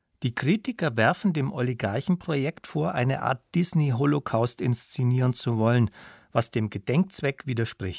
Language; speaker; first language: German; native; German